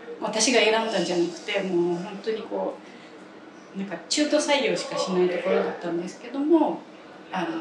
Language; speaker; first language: Japanese; native; Japanese